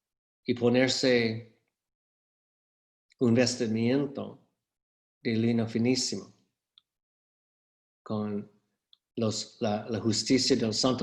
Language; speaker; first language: Spanish; non-native, fluent; English